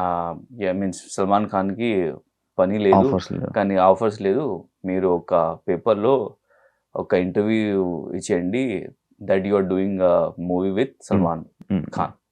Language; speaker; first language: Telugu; non-native, local second language; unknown